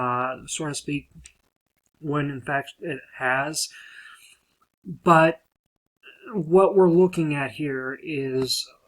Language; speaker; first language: English; native; English